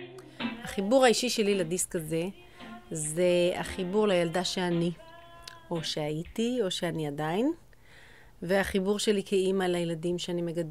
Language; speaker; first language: Hebrew; native; Hebrew